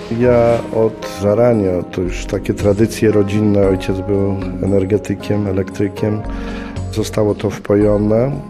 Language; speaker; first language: Polish; native; Polish